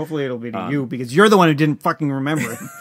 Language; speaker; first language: English; native; English